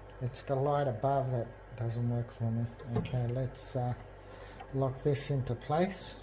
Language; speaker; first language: English; native; English